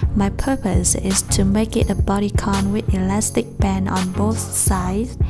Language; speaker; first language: English; non-native, fluent; Vietnamese